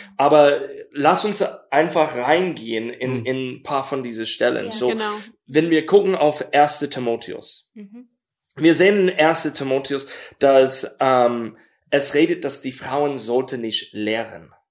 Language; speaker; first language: German; non-native, learner; English